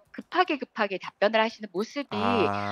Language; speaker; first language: Korean; native; Korean